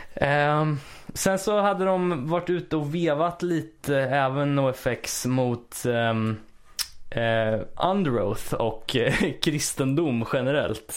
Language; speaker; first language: Swedish; native; Swedish